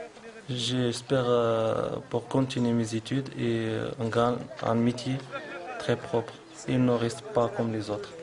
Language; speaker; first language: French; non-native, local second language; Arabic